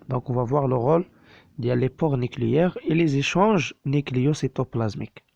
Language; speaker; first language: French; non-native, local second language; Arabic